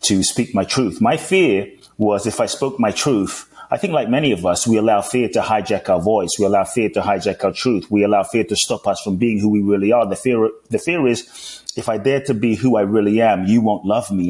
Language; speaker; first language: English; native; English